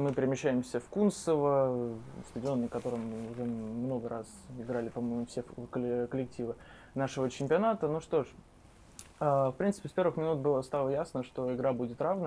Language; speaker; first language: Russian; native; Russian